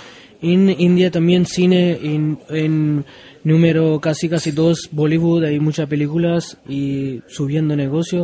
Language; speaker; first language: Spanish; non-native, learner; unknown